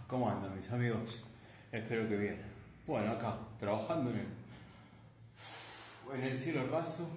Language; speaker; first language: Spanish; native; Spanish